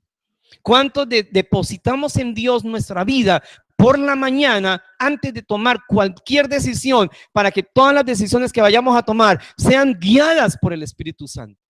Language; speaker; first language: Spanish; native; Spanish